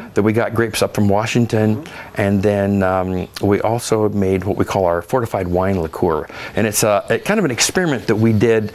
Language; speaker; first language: English; native; English